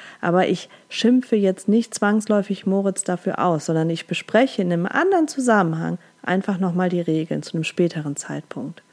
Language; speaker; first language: German; native; German